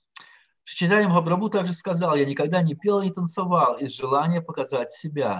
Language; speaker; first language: Russian; native; Russian